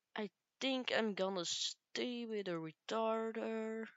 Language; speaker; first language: English; non-native, learner; Dutch